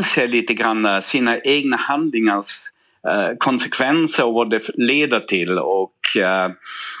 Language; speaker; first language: Swedish; non-native, fluent; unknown